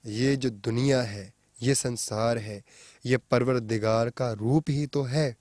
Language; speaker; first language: Hindi; non-native, local second language; Punjabi